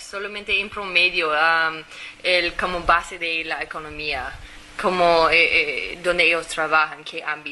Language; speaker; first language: Spanish; non-native, fluent; English